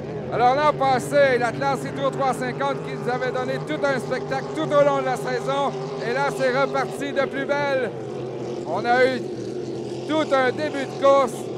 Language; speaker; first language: French; native; French